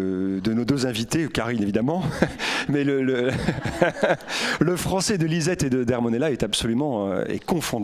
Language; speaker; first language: French; native; French